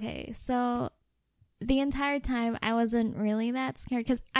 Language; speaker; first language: English; non-native, local second language; Filipino